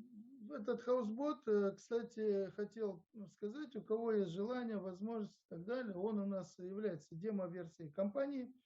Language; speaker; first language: Russian; native; Russian